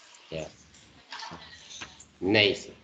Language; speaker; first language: English; non-native, learner; Vietnamese